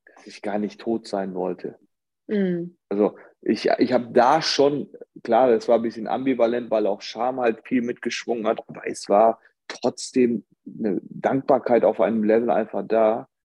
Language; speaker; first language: German; early bilingual, other home language; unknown